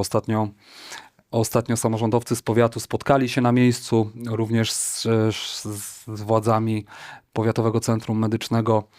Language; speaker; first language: Polish; native; Polish